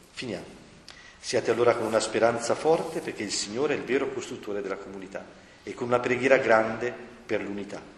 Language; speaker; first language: Italian; native; Italian